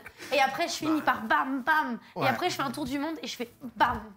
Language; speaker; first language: French; native; French